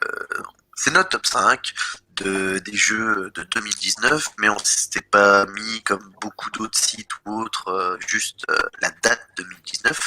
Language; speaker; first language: French; native; French